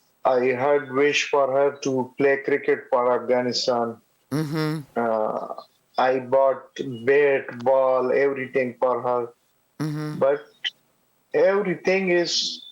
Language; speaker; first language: English; non-native, learner; Pashto